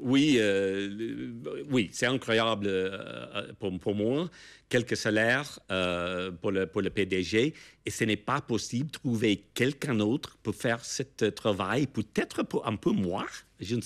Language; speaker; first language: French; non-native, fluent; English